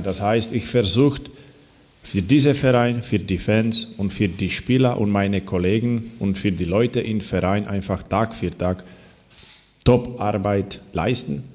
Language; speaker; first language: German; non-native, fluent; Slovak